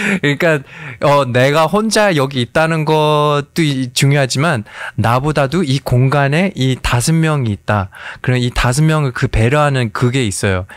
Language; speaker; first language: Korean; early bilingual, heritage; Korean